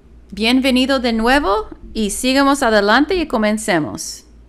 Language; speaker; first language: Spanish; non-native, learner; English